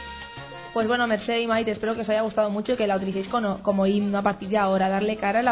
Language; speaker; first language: Spanish; native; Spanish